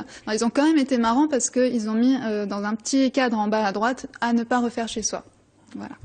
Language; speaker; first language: French; native; French